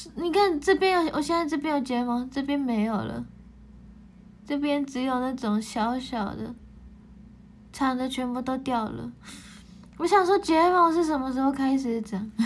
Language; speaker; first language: Chinese; non-native, fluent; Japanese